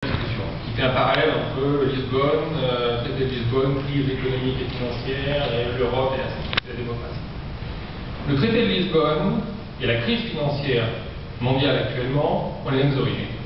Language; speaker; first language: French; native; French